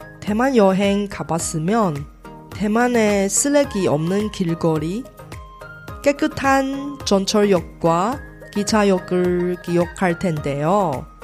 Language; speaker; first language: Korean; non-native, fluent; Chinese